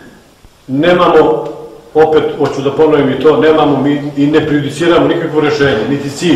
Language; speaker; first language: Bosnian; native; Bosnian